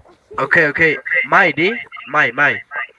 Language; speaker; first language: English; non-native, learner; Spanish